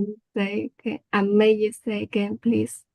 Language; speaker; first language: English; non-native, learner; Vietnamese